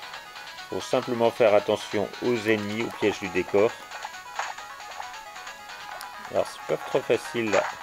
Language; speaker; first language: French; native; French